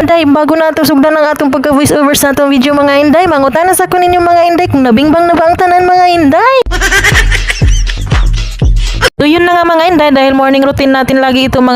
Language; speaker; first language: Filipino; non-native, local second language; Cebuano